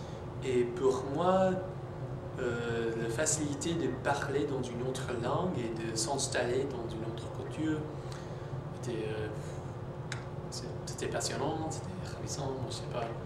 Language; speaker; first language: French; non-native, fluent; English